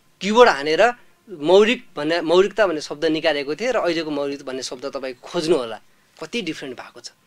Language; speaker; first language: Nepali; native; Nepali